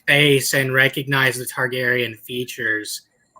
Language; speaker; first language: English; native; English